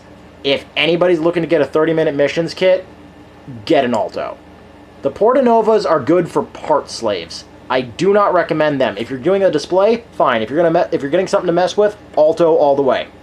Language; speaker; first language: English; native; English